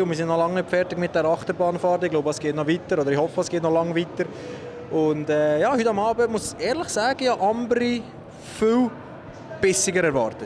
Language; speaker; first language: German; native; German